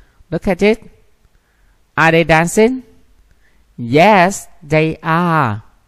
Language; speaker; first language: English; non-native, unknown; Vietnamese